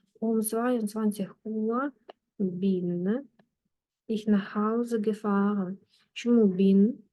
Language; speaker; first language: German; non-native, fluent; Ukrainian